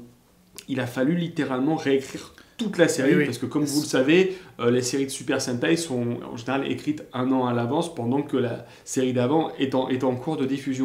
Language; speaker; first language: French; native; French